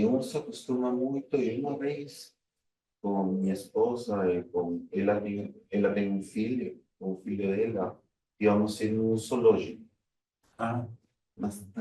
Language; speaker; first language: Portuguese; non-native, fluent; Spanish